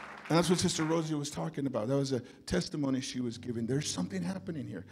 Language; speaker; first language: English; early bilingual, other home language; Spanish